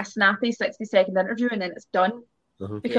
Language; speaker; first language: English; native; English